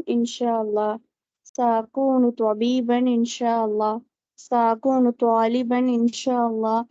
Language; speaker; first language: Arabic; non-native, learner; Tamil